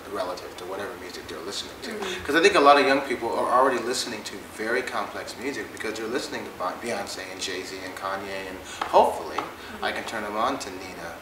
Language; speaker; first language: English; native; English